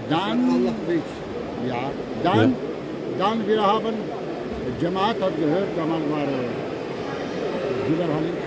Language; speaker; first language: German; non-native, learner; Albanian